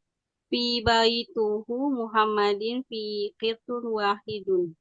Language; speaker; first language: Arabic; non-native, learner; Indonesian